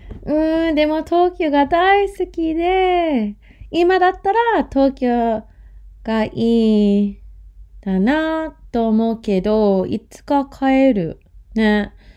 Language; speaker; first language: Japanese; non-native, learner; English